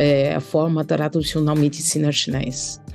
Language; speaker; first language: Portuguese; non-native, learner; Chinese